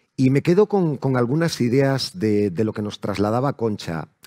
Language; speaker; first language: Spanish; native; Spanish